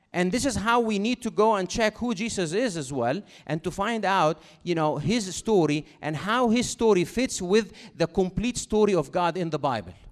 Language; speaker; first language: English; non-native, fluent; Arabic